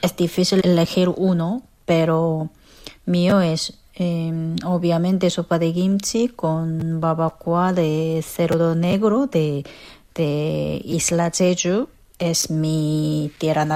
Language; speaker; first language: Spanish; non-native, fluent; Korean